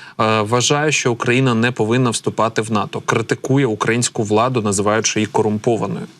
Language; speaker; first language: Ukrainian; native; Ukrainian